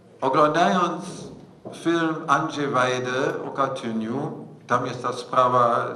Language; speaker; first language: Polish; non-native, fluent; German